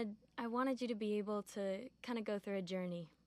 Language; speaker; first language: English; native; English